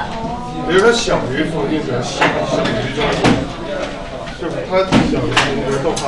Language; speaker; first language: Chinese; native; Chinese